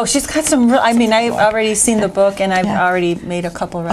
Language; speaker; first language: English; native; English